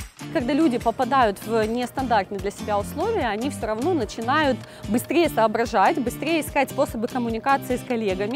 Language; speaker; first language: Russian; native; Russian